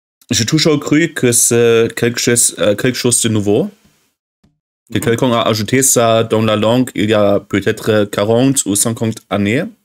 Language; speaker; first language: French; non-native, learner; German